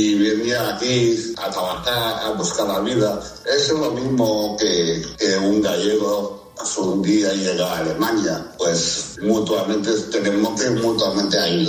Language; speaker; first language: Spanish; non-native, fluent; Chinese